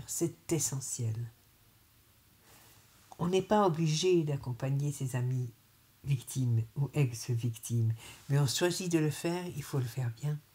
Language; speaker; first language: French; native; French